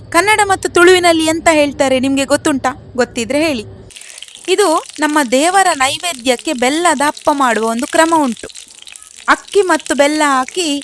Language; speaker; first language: Kannada; non-native, local second language; Konkani